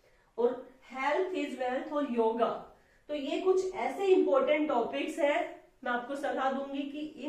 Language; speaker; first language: Hindi; native; Hindi